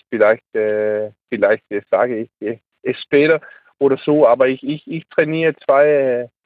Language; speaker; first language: German; non-native, learner; Danish